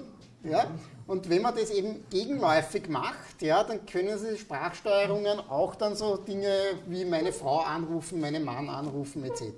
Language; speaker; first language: German; native; German